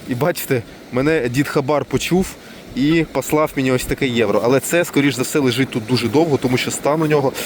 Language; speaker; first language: Ukrainian; non-native, local second language; Russian